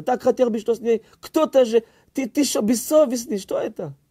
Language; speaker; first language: Russian; early bilingual, heritage; Hebrew